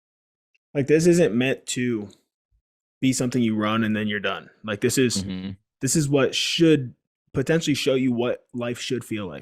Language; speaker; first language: English; native; English